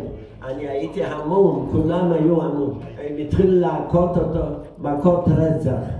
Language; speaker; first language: Hebrew; non-native, fluent; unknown